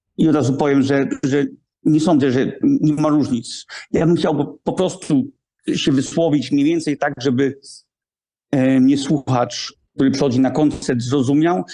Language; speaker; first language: Polish; early bilingual, heritage; Polish